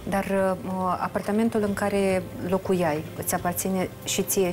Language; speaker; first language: Romanian; native; Romanian